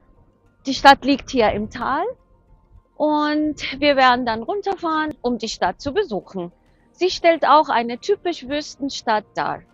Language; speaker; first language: German; non-native, fluent; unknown